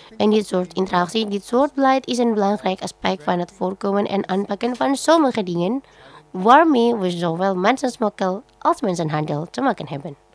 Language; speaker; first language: Dutch; non-native, fluent; Indonesian